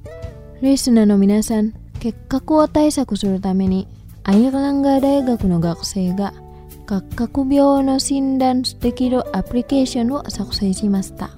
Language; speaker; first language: Japanese; non-native, fluent; Indonesian